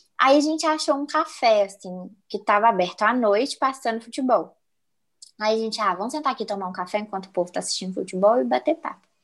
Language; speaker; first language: Portuguese; native; Portuguese